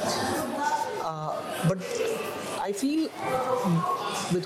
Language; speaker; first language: English; non-native, local second language; Punjabi